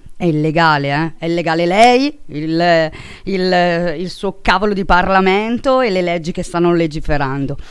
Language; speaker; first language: Italian; native; Italian